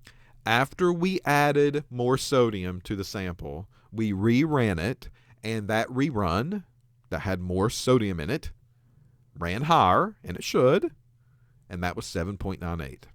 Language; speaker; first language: English; native; English